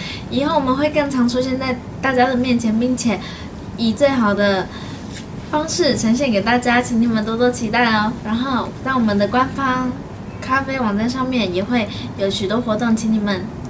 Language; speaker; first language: Chinese; native; Chinese